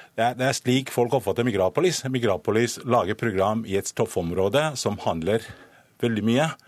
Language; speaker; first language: Norwegian; non-native, fluent; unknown